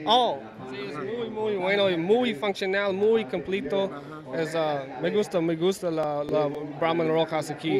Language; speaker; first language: Spanish; non-native, learner; English